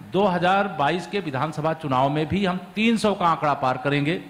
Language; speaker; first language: Hindi; native; Hindi